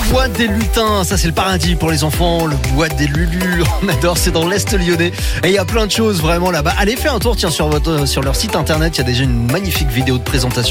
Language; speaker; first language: French; native; French